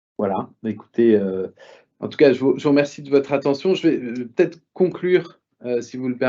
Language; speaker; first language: French; native; French